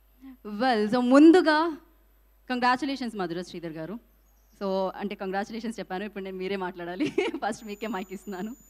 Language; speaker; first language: Telugu; native; Telugu